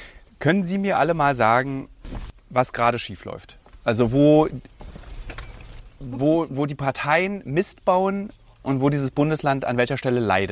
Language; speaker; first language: German; native; German